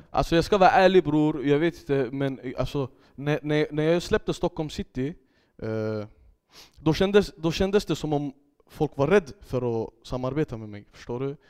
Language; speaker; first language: Swedish; early bilingual, other home language; Kurdish